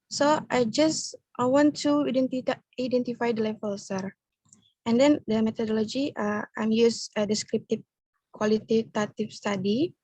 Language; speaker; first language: English; non-native, learner; Indonesian